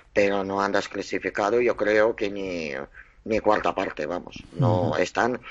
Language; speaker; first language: Spanish; non-native, fluent; Russian